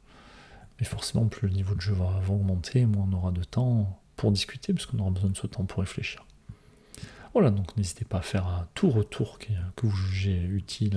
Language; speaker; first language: French; native; French